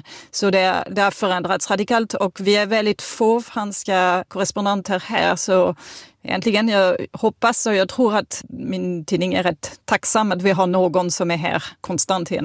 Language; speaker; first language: Swedish; non-native, fluent; French